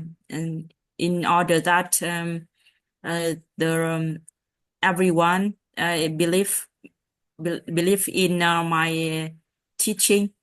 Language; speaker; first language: English; non-native, learner; Vietnamese